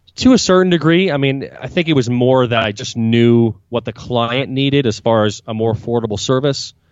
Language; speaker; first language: English; native; English